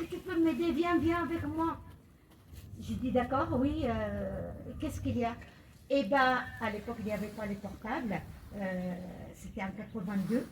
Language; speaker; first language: French; non-native, fluent; Arabic